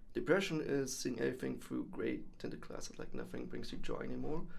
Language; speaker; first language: English; non-native, fluent; German